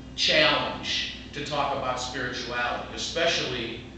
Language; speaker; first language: English; native; English